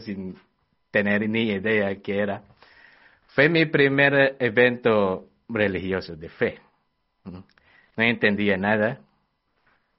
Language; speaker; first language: Spanish; non-native, fluent; Filipino